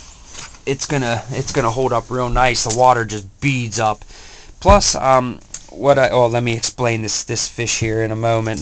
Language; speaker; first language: English; native; English